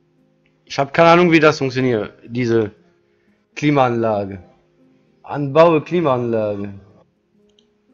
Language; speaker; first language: German; non-native, learner; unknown